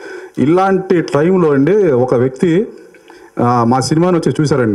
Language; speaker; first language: Telugu; native; Telugu